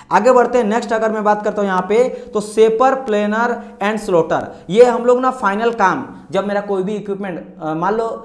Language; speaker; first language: Hindi; non-native, local second language; Marathi